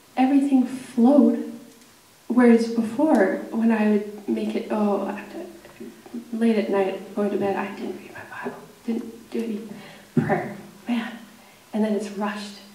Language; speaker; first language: English; native; English